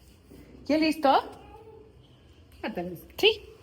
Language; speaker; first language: Spanish; early bilingual, heritage; English